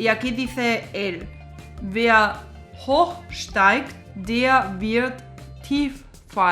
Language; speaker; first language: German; non-native, fluent; Spanish